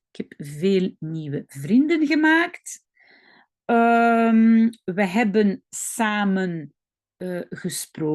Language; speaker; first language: Dutch; non-native, fluent; French